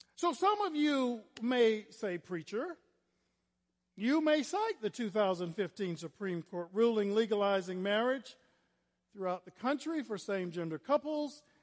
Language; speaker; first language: English; native; English